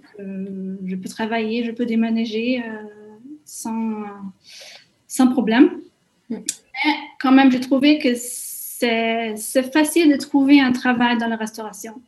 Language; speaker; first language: French; non-native, fluent; Hungarian